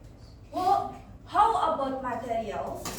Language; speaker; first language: English; non-native, learner; Indonesian